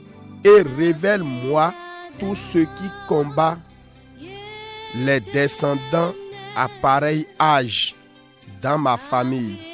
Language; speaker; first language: French; non-native, local second language; Fon